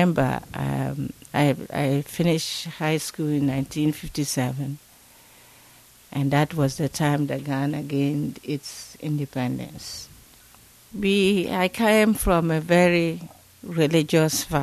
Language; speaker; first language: English; non-native, local second language; Akan